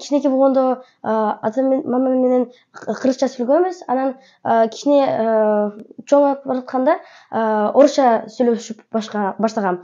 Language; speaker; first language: Kyrgyz; early bilingual, heritage; Kyrgyz